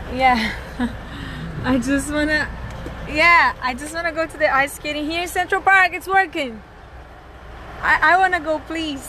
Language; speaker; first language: English; non-native, fluent; Portuguese